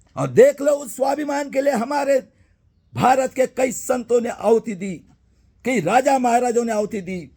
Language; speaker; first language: Hindi; non-native, local second language; Marathi